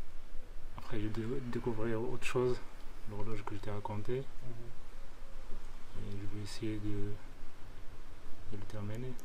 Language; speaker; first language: French; non-native, learner; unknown